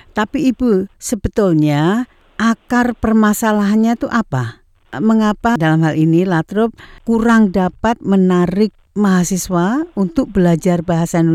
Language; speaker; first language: Indonesian; native; Indonesian